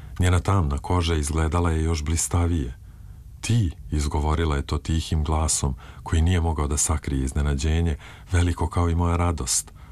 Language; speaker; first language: Serbian; native; Serbian